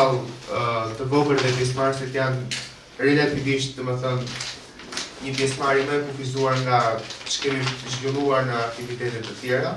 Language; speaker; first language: Albanian; native; Albanian